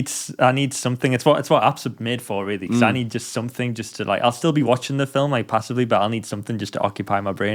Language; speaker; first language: English; native; English